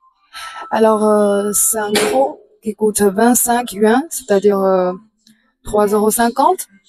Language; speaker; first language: French; non-native, fluent; Chinese